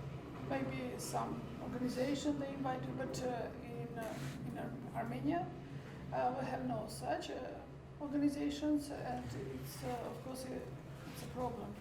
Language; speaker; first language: English; non-native, learner; Armenian